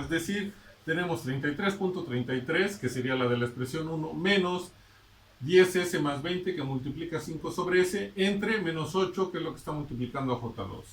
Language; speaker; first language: Spanish; native; Spanish